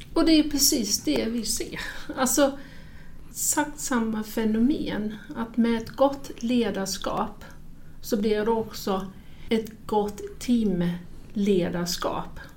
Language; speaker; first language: Swedish; native; Swedish